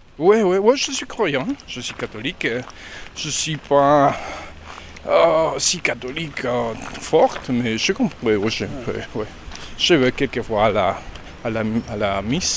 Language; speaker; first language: French; non-native, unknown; Spanish